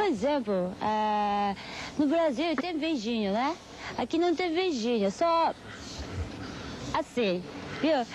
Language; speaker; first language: Portuguese; non-native, learner; Japanese